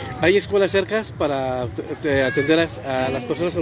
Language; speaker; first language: Spanish; native; Spanish